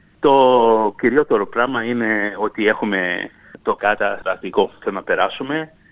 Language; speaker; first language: Greek; early bilingual, heritage; Greek